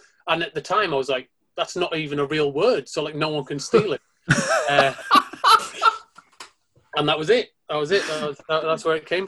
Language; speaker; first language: English; native; English